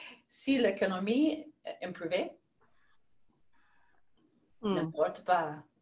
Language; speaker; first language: French; non-native, learner; English